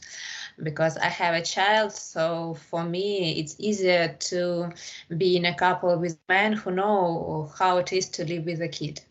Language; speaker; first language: English; non-native, learner; Ukrainian